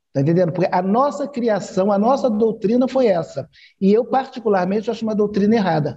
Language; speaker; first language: Portuguese; native; Portuguese